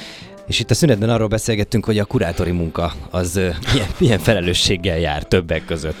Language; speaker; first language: Hungarian; native; Hungarian